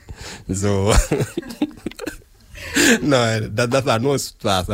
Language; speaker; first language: German; non-native, learner; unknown